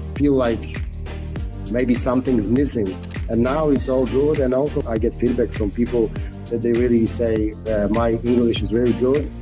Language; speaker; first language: English; non-native, fluent; Polish